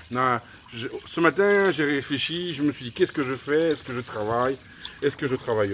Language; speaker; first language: French; native; French